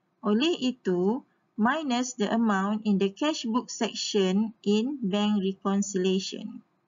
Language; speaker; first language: English; non-native, local second language; Malay